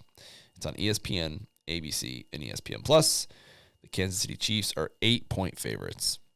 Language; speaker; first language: English; native; English